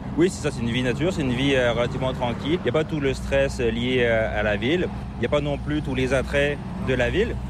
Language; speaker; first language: French; native; French